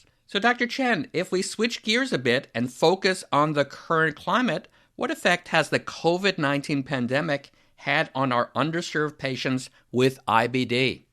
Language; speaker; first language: English; native; English